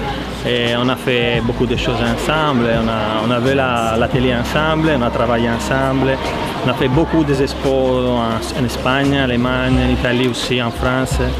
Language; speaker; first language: French; non-native, learner; Italian